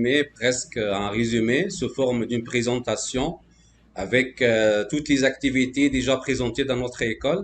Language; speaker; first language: French; non-native, fluent; Arabic